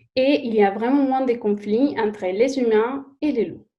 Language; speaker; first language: French; non-native, fluent; Spanish